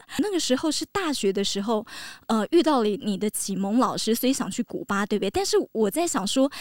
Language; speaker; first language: Chinese; native; Chinese